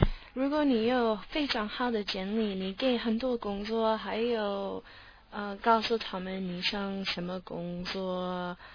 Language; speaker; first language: Chinese; non-native, learner; English